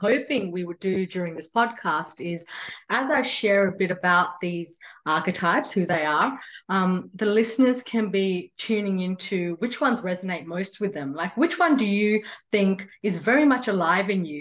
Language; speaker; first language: English; non-native, local second language; Hindi